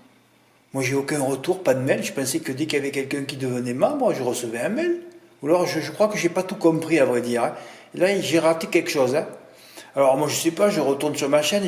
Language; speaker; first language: French; native; French